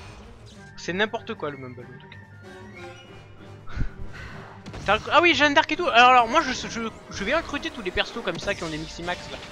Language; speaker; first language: French; native; French